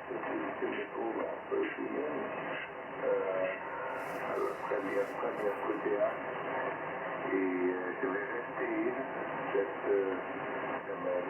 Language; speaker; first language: French; non-native, local second language; German